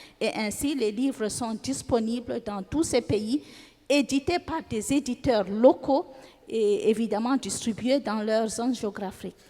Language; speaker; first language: French; non-native, local second language; Fula